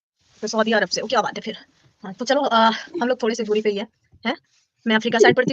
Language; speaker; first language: Hindi; native; Hindi